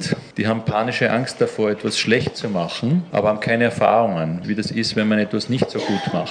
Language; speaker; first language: German; native; German